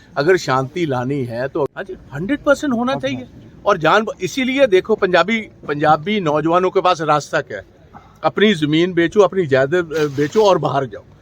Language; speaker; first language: Hindi; non-native, local second language; Punjabi